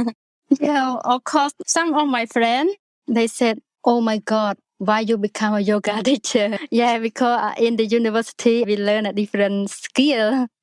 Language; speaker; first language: English; non-native, learner; Khmer